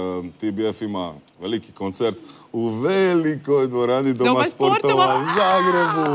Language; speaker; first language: Bosnian; native; Bosnian